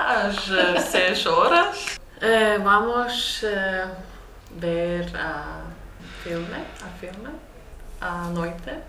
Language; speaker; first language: Portuguese; non-native, learner; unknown